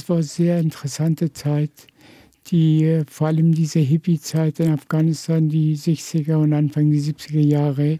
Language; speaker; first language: German; non-native, fluent; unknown